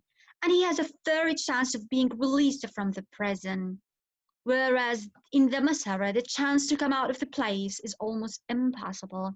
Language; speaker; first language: English; non-native, fluent; Arabic